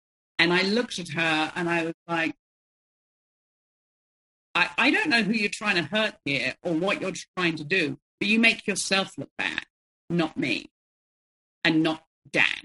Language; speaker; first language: English; native; English